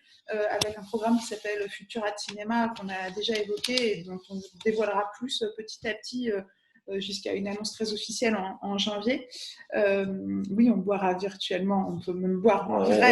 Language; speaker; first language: French; native; French